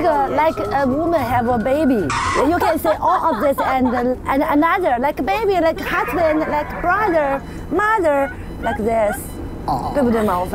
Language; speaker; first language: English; non-native, learner; Korean